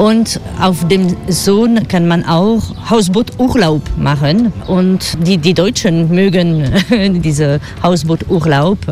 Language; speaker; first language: German; non-native, learner; French